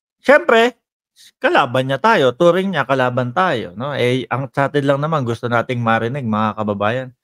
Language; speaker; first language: Filipino; native; Filipino